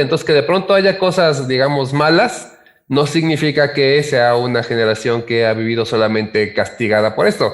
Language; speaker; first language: Spanish; native; Spanish